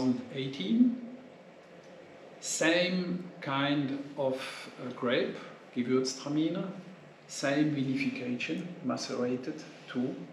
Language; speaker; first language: English; non-native, learner; French